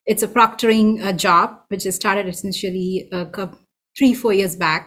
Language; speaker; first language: English; non-native, local second language; Tamil